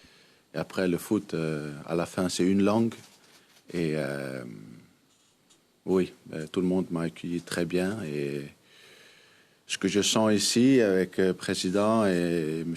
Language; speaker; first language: French; early bilingual, heritage; Danish